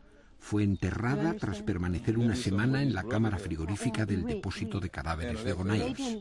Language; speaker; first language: Spanish; native; Spanish